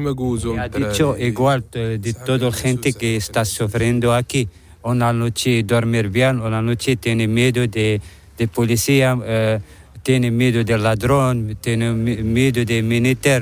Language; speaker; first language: Spanish; non-native, learner; Arabic